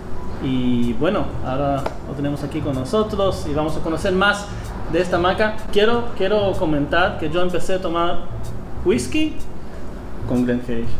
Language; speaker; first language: Spanish; non-native, fluent; Hebrew